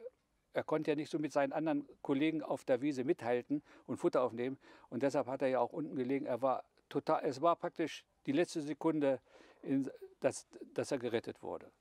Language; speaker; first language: German; native; German